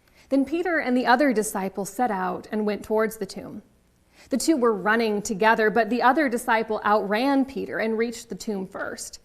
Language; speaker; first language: English; native; English